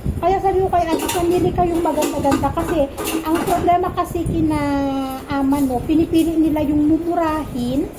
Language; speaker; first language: Filipino; non-native, local second language; Iloko